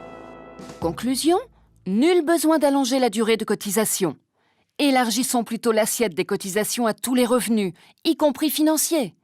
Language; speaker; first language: French; native; French